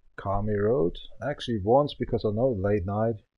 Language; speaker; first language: English; non-native, learner; German